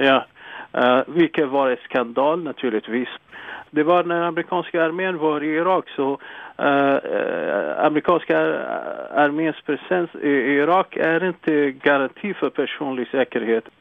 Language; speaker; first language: Swedish; non-native, fluent; Arabic